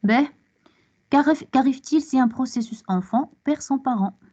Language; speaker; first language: French; non-native, local second language; Arabic